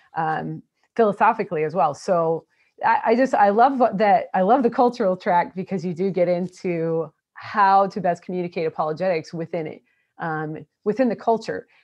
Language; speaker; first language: English; native; English